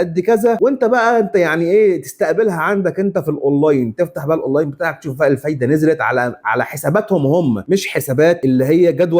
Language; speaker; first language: Arabic; native; Arabic